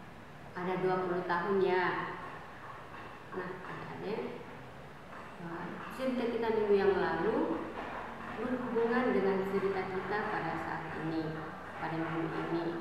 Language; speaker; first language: Indonesian; native; Indonesian